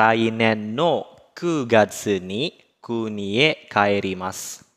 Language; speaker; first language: Japanese; non-native, fluent; Indonesian